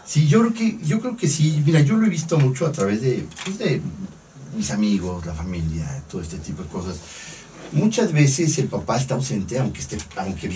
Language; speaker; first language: Spanish; native; Spanish